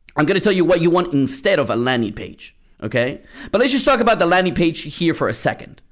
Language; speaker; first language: English; early bilingual, other home language; Spanish